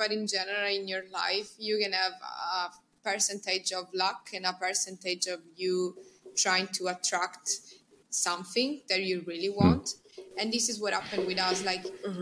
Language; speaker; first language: English; non-native, fluent; Italian